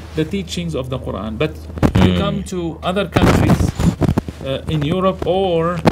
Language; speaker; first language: English; non-native, fluent; Arabic